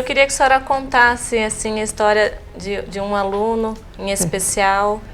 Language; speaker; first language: Portuguese; native; Portuguese